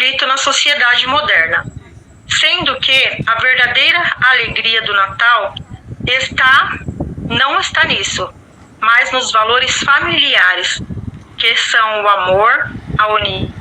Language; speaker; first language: Portuguese; native; Portuguese